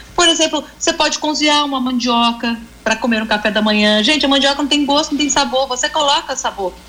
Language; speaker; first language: Portuguese; native; Portuguese